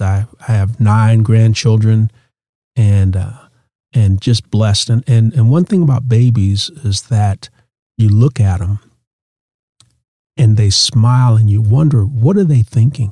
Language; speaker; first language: English; native; English